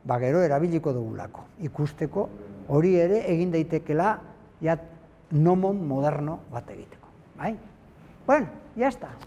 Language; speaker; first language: Basque; native; Basque